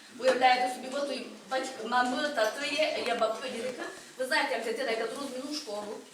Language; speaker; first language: Ukrainian; native; Ukrainian